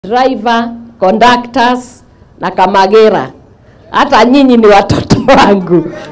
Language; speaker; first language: Swahili; non-native, local second language; Kikuyu